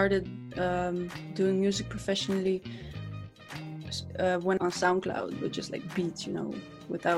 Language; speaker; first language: English; non-native, fluent; Dutch